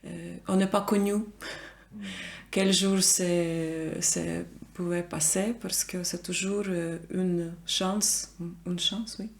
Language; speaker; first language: French; non-native, learner; Ukrainian